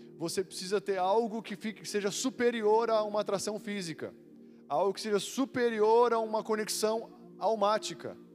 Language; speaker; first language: Portuguese; native; Portuguese